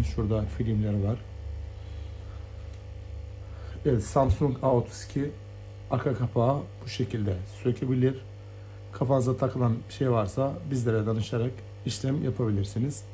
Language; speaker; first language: Turkish; native; Turkish